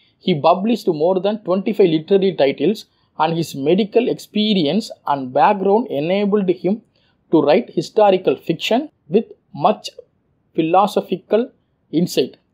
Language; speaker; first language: English; non-native, local second language; Tamil